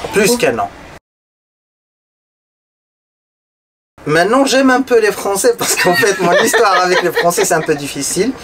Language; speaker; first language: French; non-native, local second language; Arabic